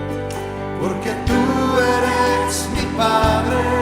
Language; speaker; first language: Spanish; native; Spanish